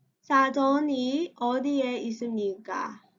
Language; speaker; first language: Korean; non-native, fluent; Burmese